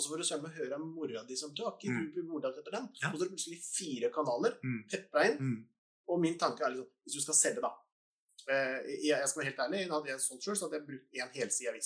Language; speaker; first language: Norwegian; native; Norwegian